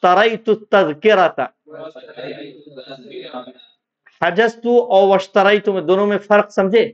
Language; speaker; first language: Arabic; non-native, fluent; Urdu